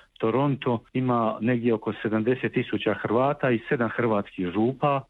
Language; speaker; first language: Croatian; native; Croatian